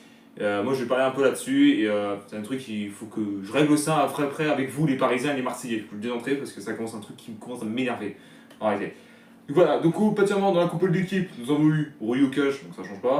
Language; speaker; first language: French; native; French